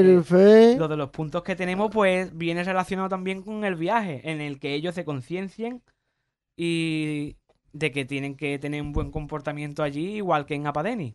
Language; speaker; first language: Spanish; native; Spanish